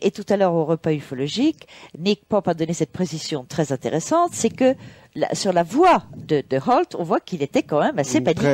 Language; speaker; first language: French; native; French